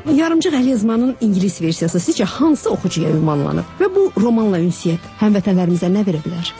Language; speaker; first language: Azerbaijani; native; Azerbaijani